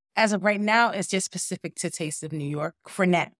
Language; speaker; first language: English; native; English